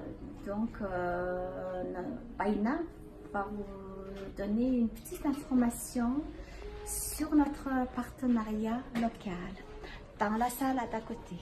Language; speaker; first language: French; non-native, fluent; Mongolian